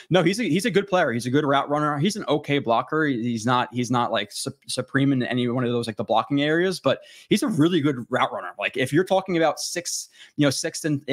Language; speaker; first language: English; native; English